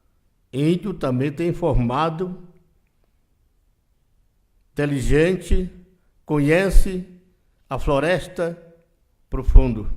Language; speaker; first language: Portuguese; non-native, local second language; Yanomámi